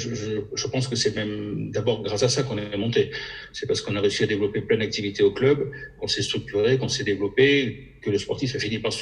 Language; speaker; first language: French; native; French